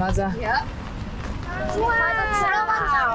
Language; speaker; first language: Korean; non-native, learner; English